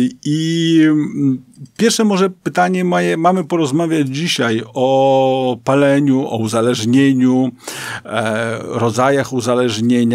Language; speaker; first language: Polish; native; Polish